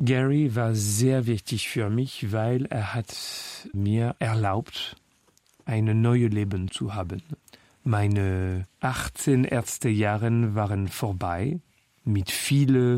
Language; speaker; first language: German; non-native, local second language; French